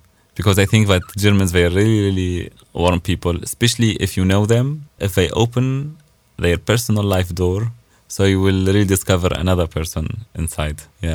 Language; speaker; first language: English; non-native, fluent; Arabic